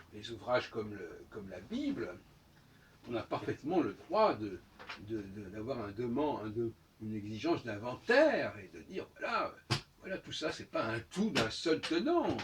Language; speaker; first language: French; native; French